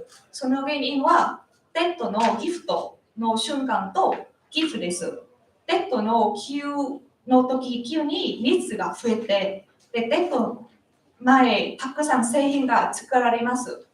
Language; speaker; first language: Japanese; non-native, learner; Vietnamese